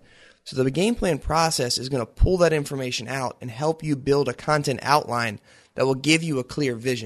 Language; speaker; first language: English; native; English